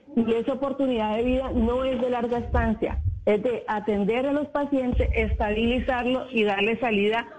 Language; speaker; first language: Spanish; native; Spanish